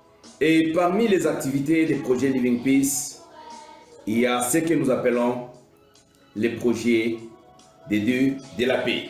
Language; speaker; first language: French; non-native, local second language; Swahili